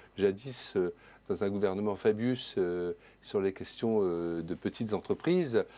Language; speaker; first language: French; native; French